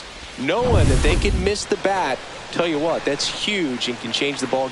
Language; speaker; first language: English; native; English